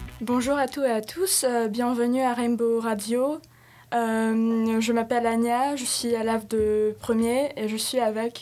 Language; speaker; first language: French; non-native, fluent; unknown